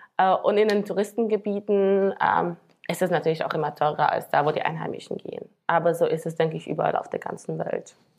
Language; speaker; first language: German; non-native, fluent; Slovak